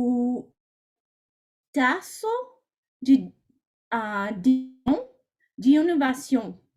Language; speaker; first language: Portuguese; non-native, learner; English